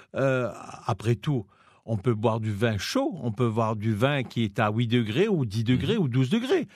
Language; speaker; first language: French; non-native, local second language; Morisyen